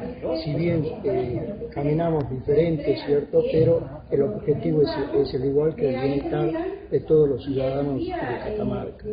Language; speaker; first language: Spanish; native; Spanish